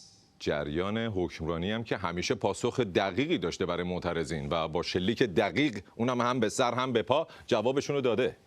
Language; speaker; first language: Persian; native; Persian